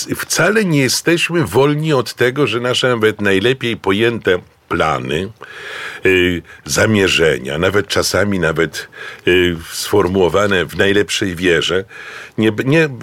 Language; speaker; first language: Polish; native; Polish